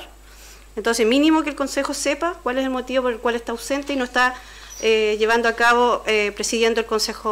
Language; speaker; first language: Spanish; native; Spanish